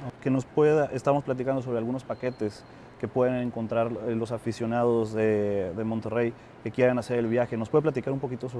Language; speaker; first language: Spanish; native; Spanish